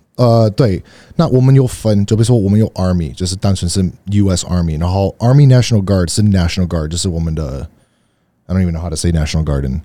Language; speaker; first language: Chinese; early bilingual, heritage; Chinese